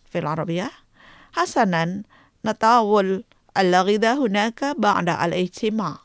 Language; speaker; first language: Arabic; non-native, learner; Indonesian